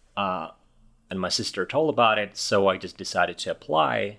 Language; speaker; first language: English; non-native, fluent; Finnish